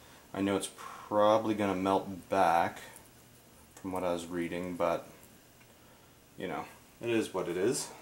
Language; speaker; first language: English; native; English